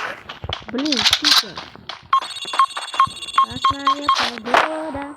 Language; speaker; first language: Russian; non-native, local second language; Kazakh